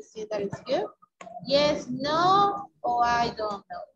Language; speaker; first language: English; non-native, fluent; Spanish